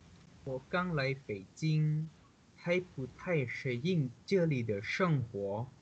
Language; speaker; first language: Chinese; non-native, learner; Indonesian